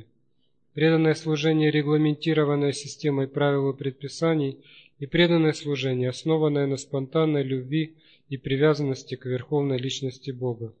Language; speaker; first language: Russian; native; Russian